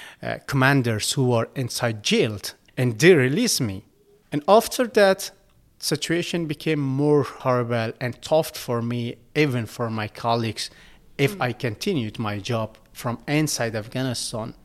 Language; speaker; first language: English; non-native, learner; Persian